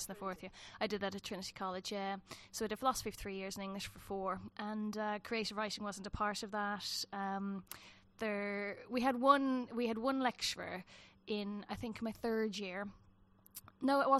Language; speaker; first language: English; native; English